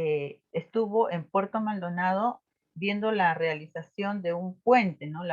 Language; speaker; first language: Spanish; native; Spanish